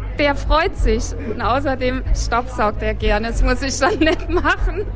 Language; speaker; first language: German; native; German